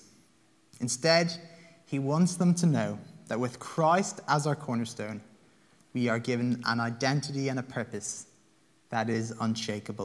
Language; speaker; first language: English; native; English